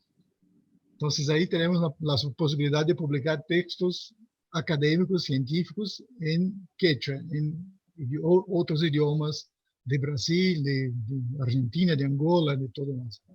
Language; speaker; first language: Spanish; non-native, fluent; Portuguese